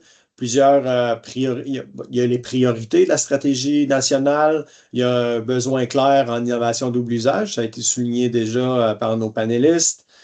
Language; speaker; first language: French; native; French